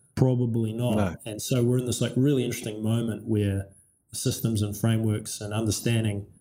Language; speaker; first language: English; native; English